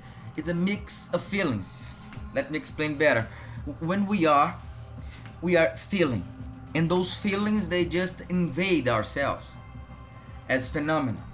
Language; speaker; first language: English; non-native, fluent; Portuguese